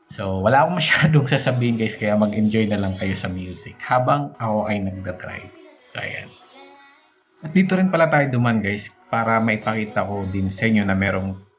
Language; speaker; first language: Filipino; non-native, local second language; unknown